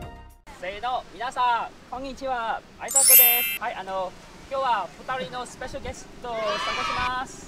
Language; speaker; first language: Japanese; non-native, learner; Malay